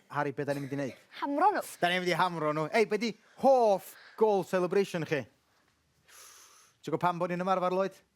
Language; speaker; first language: Welsh; native; Welsh